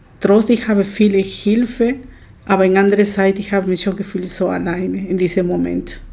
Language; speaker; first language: German; non-native, learner; Spanish